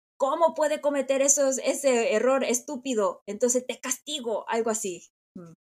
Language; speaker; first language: Spanish; non-native, fluent; Korean